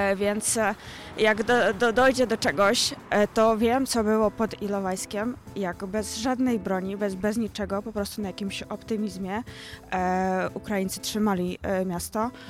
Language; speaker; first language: Polish; non-native, fluent; Ukrainian